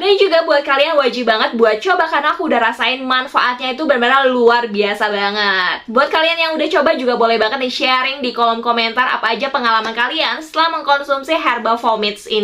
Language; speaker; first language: Indonesian; native; Indonesian